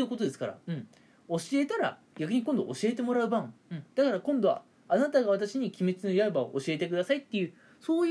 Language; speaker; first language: Japanese; native; Japanese